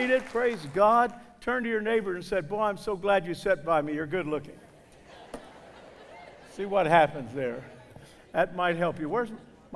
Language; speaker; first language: English; native; English